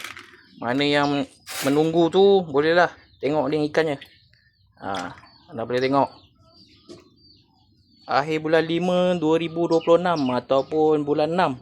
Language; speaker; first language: Malay; native; Malay